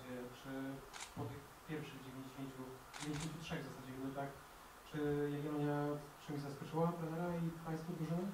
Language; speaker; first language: Polish; native; Polish